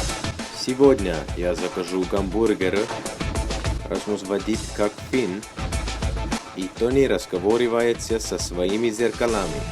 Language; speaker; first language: Russian; non-native, learner; Estonian